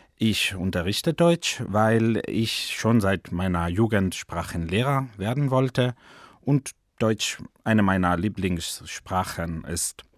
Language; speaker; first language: German; non-native, fluent; Spanish